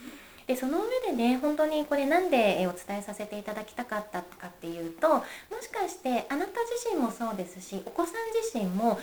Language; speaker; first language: Japanese; native; Japanese